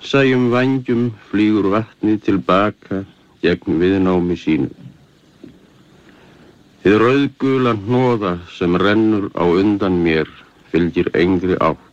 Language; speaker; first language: Icelandic; native; Icelandic